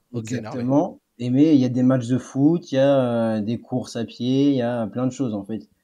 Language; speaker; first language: French; native; French